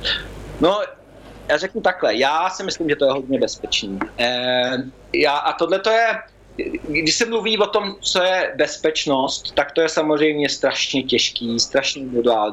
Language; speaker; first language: Czech; early bilingual, heritage; Czech